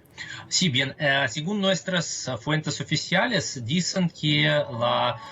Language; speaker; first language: Spanish; non-native, fluent; Russian